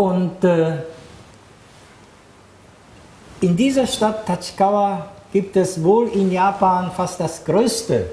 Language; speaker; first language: German; non-native, fluent; Japanese